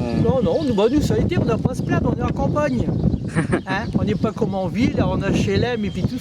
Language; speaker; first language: French; native; French